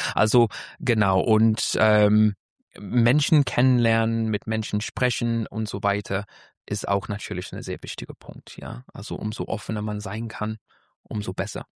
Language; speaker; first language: German; non-native, fluent; English